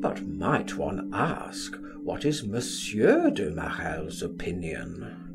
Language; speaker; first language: English; native; English